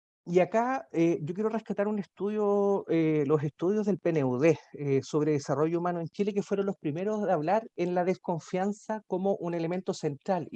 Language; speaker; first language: Spanish; native; Spanish